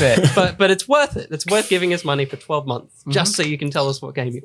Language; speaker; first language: English; native; English